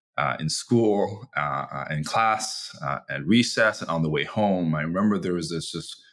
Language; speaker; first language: English; early bilingual, other home language; Chinese